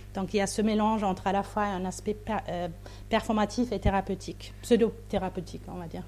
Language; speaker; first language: French; non-native, fluent; German